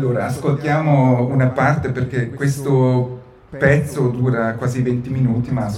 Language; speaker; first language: Italian; native; Italian